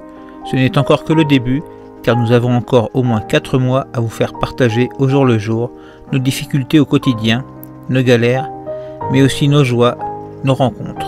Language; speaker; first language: French; native; French